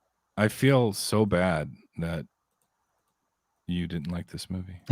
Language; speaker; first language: English; native; English